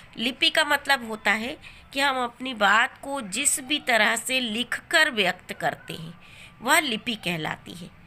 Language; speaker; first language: Hindi; native; Hindi